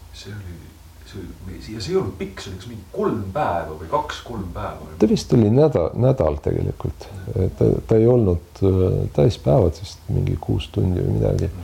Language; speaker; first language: Estonian; non-native, local second language; Russian